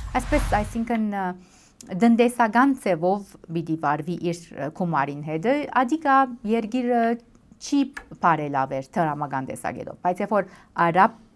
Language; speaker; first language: Armenian; native; Armenian